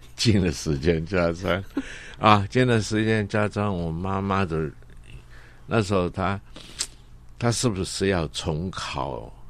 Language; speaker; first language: Chinese; non-native, local second language; Cantonese